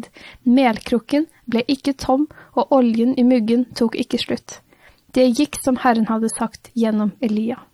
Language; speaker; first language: Norwegian; native; Norwegian